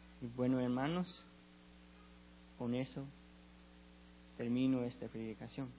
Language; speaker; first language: Spanish; non-native, learner; English